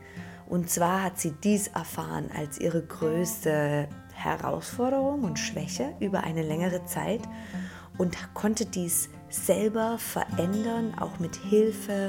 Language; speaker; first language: German; native; German